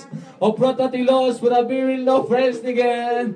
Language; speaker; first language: Swedish; non-native, learner; Spanish